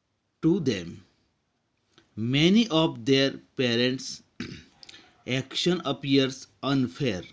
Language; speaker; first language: English; non-native, local second language; Gujarati